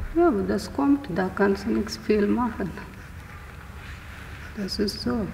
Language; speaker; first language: German; non-native, learner; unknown